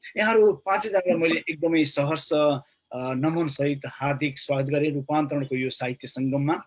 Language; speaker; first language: Nepali; native; Nepali